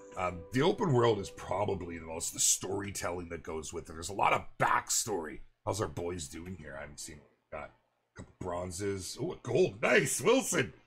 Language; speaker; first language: English; native; English